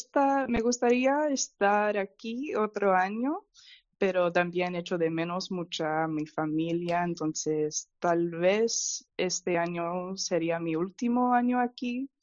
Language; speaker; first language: Spanish; non-native, fluent; English